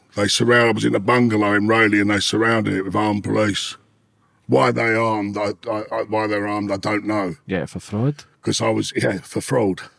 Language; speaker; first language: English; native; English